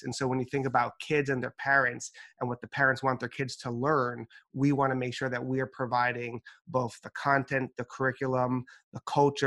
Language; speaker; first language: English; native; English